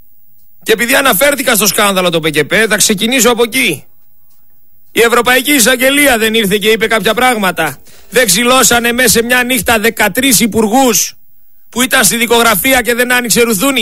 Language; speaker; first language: Greek; native; Greek